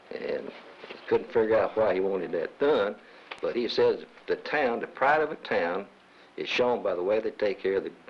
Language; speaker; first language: English; native; English